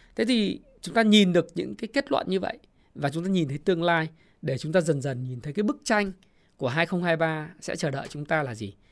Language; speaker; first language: Vietnamese; native; Vietnamese